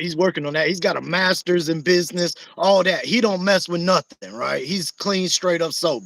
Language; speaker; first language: English; native; English